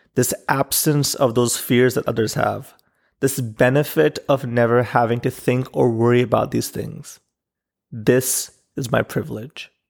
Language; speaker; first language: English; non-native, local second language; Urdu